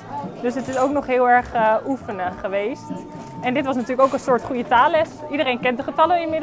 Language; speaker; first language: Dutch; native; Dutch